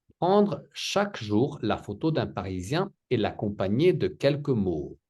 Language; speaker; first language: French; native; French